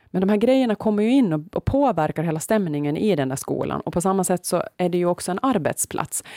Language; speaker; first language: Swedish; native; Swedish